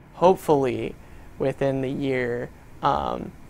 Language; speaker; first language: English; native; English